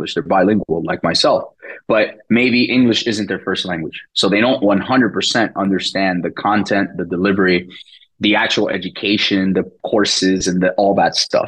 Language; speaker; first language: English; early bilingual, other home language; Spanish